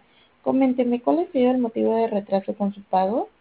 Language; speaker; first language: Spanish; native; Spanish